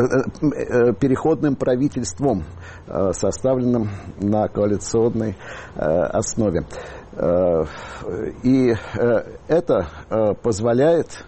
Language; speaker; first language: Russian; native; Russian